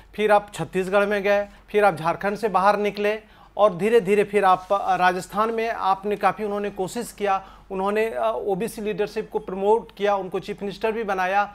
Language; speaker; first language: Hindi; native; Hindi